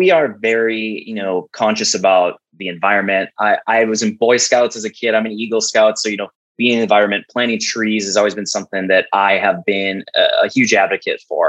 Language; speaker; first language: English; native; English